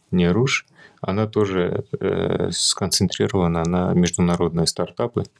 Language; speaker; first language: Russian; early bilingual, other home language; Armenian